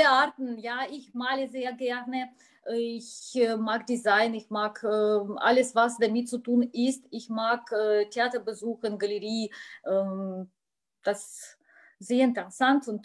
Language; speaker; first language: German; non-native, learner; Russian